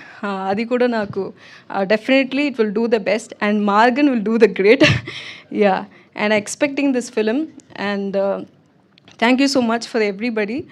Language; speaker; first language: Telugu; non-native, learner; Tamil